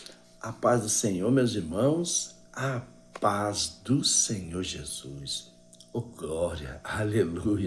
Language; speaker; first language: Portuguese; native; Portuguese